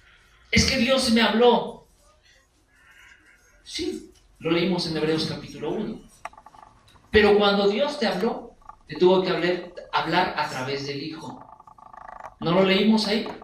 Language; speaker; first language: Spanish; native; Spanish